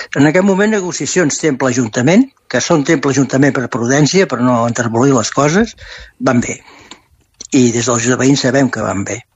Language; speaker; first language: Catalan; native; Catalan